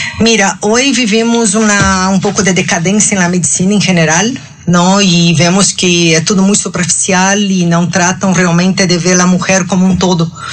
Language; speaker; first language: Spanish; non-native, fluent; Portuguese